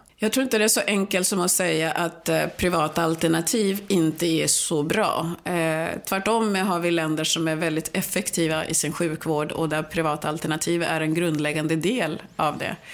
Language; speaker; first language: Swedish; early bilingual, other home language; Swahili